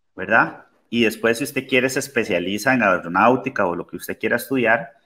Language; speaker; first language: Spanish; native; Spanish